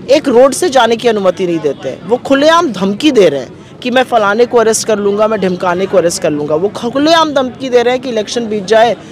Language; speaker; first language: Hindi; native; Hindi